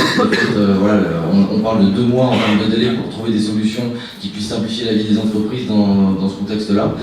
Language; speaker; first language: French; native; French